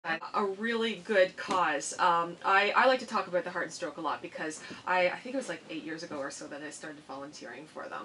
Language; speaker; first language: English; native; English